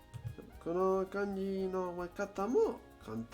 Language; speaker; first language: Japanese; non-native, learner; Spanish